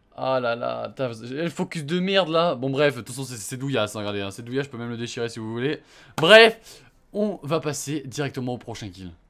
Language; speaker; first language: French; native; French